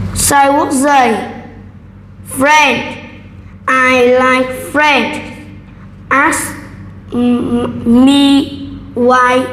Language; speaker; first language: English; non-native, learner; Vietnamese